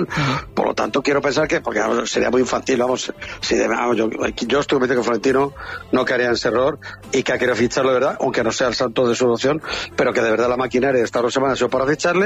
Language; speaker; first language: Spanish; native; Spanish